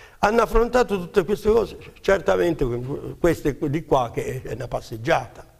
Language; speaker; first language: Italian; native; Italian